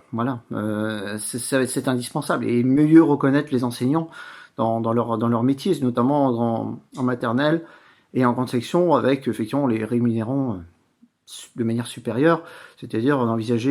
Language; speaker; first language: French; native; French